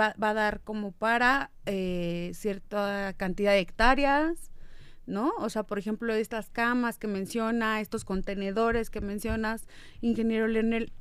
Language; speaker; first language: Spanish; native; Spanish